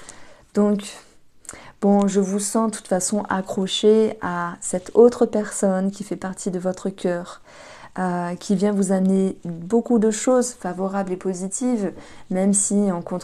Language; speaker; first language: French; native; French